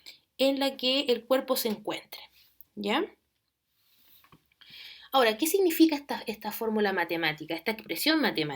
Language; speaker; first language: Spanish; native; Spanish